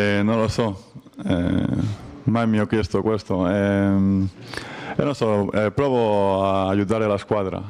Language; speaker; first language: Italian; non-native, learner; Spanish